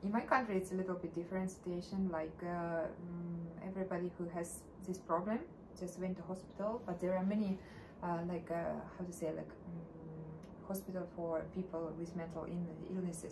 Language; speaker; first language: English; non-native, learner; Russian